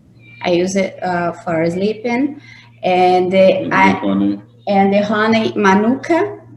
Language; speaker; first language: English; non-native, learner; Portuguese